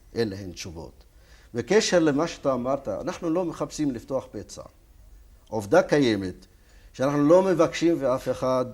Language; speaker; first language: Hebrew; non-native, local second language; Arabic